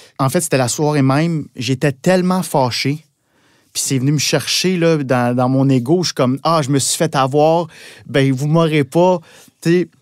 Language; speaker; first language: French; native; French